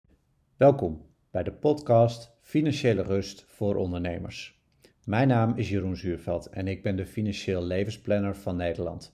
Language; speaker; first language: Dutch; native; Dutch